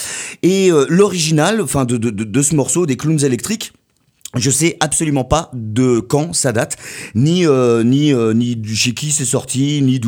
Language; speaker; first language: French; native; French